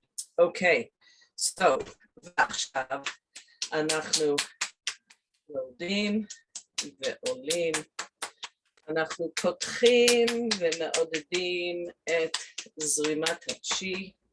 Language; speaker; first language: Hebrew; non-native, fluent; English